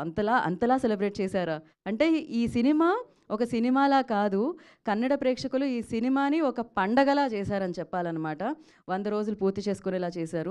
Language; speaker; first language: Telugu; native; Telugu